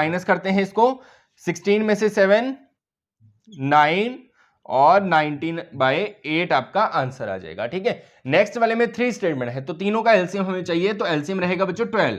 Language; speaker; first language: Hindi; native; Hindi